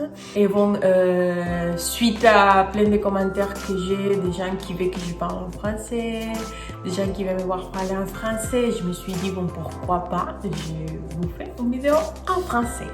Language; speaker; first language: French; non-native, fluent; Spanish